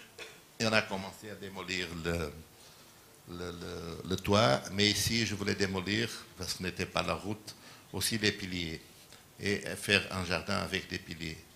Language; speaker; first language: French; non-native, learner; Portuguese